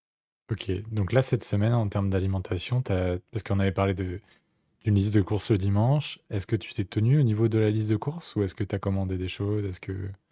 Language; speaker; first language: French; native; French